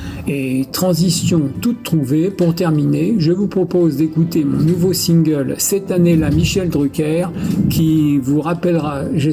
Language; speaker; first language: French; native; French